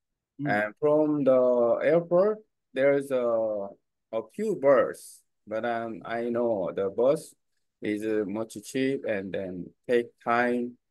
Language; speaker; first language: English; non-native, learner; Korean